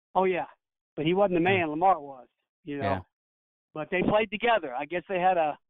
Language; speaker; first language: English; native; English